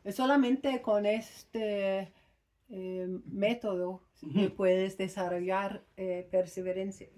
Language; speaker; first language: Spanish; non-native, fluent; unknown